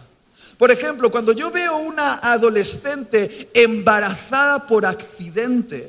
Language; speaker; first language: Spanish; native; Spanish